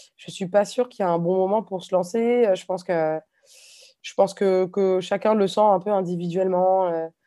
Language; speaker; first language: French; native; French